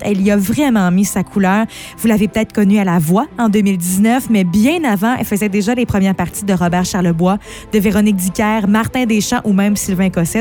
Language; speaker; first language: French; native; French